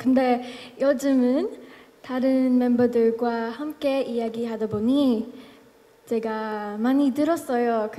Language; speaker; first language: Korean; non-native, learner; Filipino